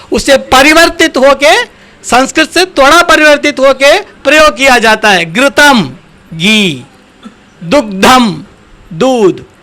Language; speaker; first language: Hindi; non-native, local second language; Tamil